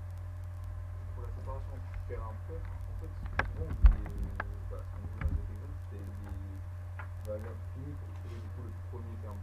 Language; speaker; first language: French; native; French